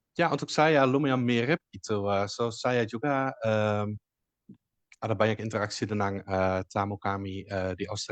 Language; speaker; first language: Indonesian; non-native, fluent; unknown